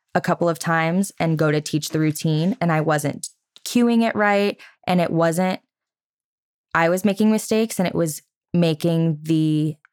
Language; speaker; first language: English; native; English